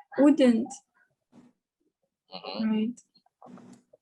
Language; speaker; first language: English; non-native, learner; Chinese